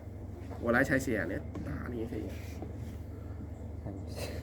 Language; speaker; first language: Chinese; native; Chinese